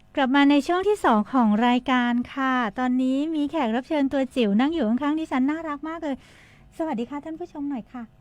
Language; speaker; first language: Thai; native; Thai